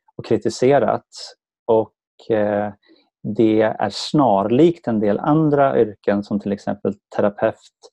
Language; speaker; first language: Swedish; native; Swedish